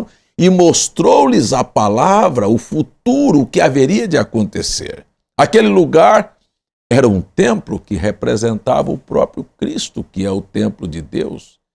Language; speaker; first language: Portuguese; native; Portuguese